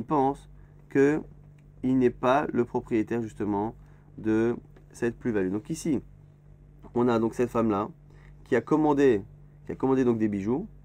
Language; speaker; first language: French; native; French